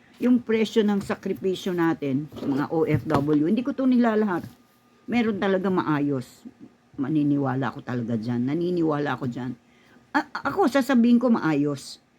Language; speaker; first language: Filipino; native; Filipino